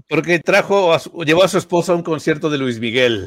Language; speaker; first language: Spanish; native; Spanish